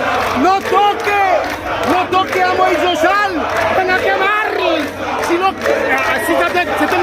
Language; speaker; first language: Spanish; non-native, fluent; Haitian Creole